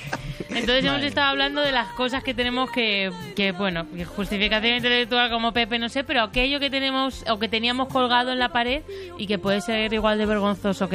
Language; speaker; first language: Spanish; native; Spanish